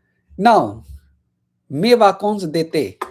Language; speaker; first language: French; non-native, fluent; Hindi